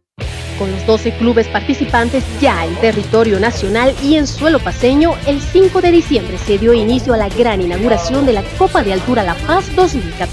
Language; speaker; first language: Spanish; native; Spanish